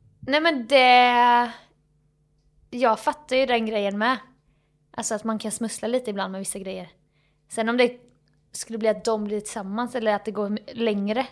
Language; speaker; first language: Swedish; native; Swedish